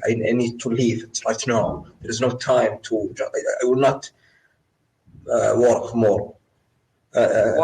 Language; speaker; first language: English; non-native, learner; Arabic